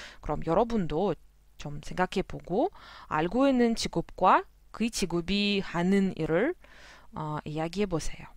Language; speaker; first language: Korean; non-native, fluent; Russian